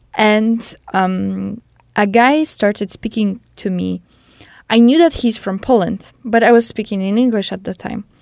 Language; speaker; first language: English; non-native, fluent; Polish